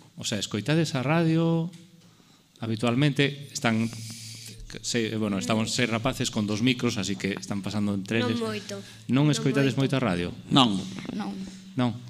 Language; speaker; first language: Galician; non-native, local second language; Spanish